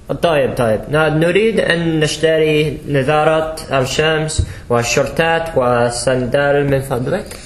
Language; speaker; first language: Arabic; non-native, learner; English